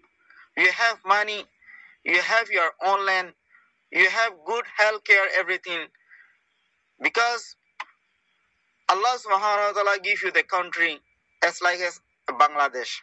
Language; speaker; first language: English; non-native, learner; Rohingya